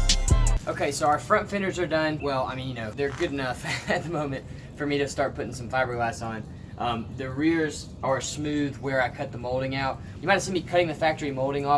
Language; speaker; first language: English; native; English